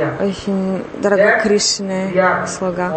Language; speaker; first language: Russian; non-native, learner; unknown